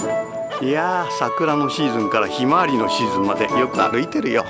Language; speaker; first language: Japanese; native; Japanese